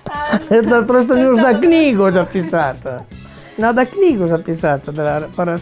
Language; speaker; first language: Russian; non-native, learner; Italian